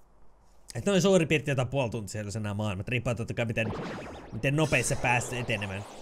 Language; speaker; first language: Finnish; native; Finnish